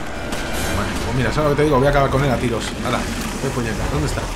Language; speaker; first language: Spanish; native; Spanish